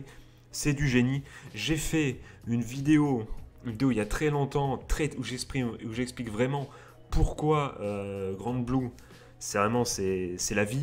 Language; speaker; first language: French; native; French